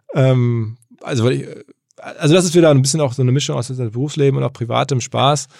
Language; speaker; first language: German; native; German